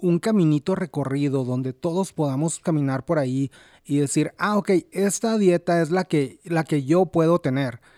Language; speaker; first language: Spanish; native; Spanish